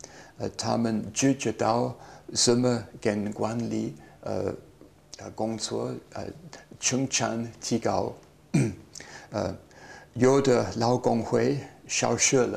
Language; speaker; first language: Chinese; non-native, learner; English